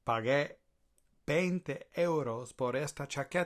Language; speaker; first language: Spanish; non-native, fluent; English